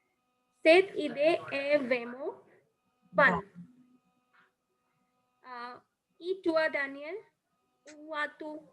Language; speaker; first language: French; non-native, learner; Hindi